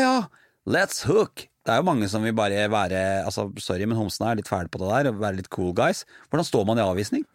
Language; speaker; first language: Norwegian; native; Norwegian